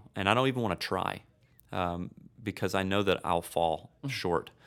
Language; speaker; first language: English; native; English